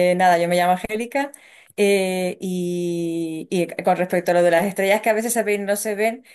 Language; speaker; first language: Spanish; native; Spanish